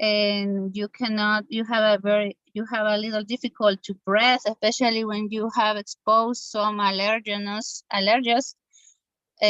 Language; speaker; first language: English; non-native, learner; Spanish